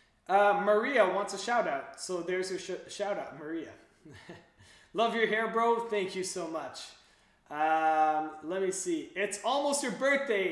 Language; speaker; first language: English; non-native, local second language; French